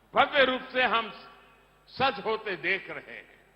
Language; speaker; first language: Hindi; non-native, local second language; Gujarati